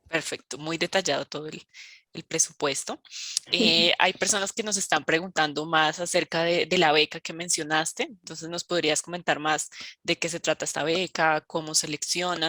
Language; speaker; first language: Spanish; native; Spanish